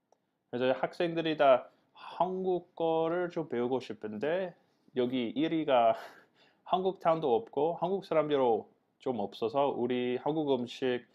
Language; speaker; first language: Korean; non-native, fluent; English